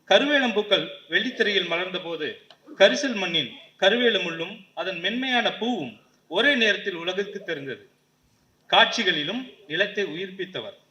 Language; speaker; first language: Tamil; native; Tamil